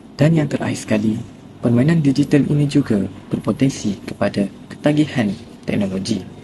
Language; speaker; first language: Malay; native; Malay